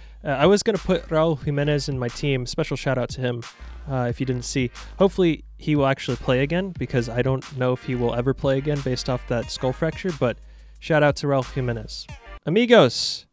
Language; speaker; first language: English; native; English